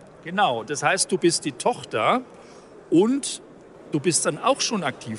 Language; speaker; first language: German; native; German